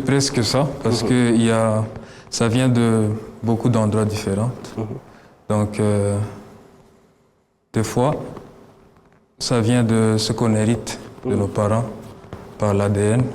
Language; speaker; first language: French; non-native, local second language; Kinyarwanda